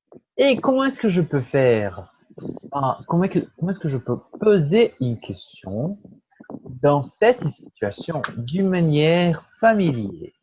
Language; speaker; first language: French; non-native, fluent; Portuguese